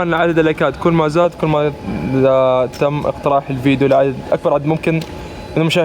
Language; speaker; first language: Arabic; native; Arabic